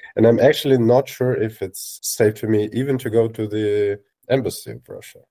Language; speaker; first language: English; non-native, fluent; Russian